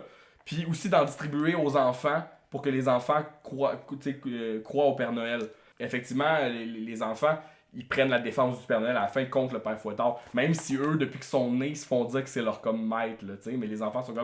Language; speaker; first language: French; native; French